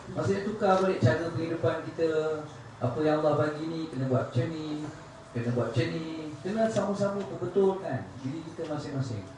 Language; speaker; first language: Malay; native; Malay